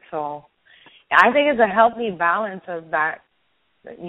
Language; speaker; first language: English; native; English